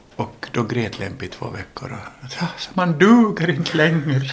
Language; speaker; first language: Swedish; early bilingual, other home language; English